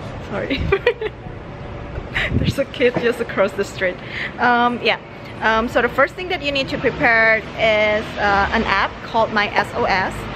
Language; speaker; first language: English; non-native, fluent; Indonesian